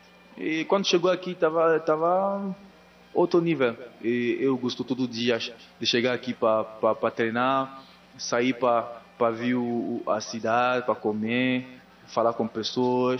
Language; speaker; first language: Portuguese; non-native, learner; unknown